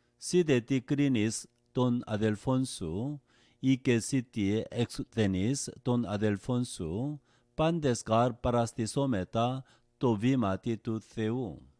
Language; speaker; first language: Greek; non-native, fluent; Korean